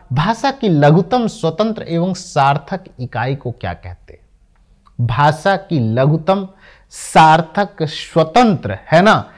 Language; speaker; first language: Hindi; native; Hindi